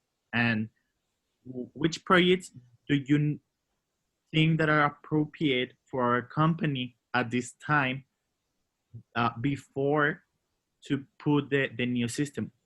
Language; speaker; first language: English; non-native, learner; Spanish